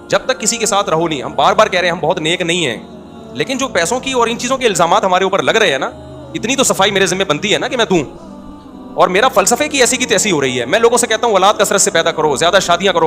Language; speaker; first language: Urdu; native; Urdu